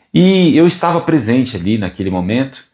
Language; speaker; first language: Portuguese; native; Portuguese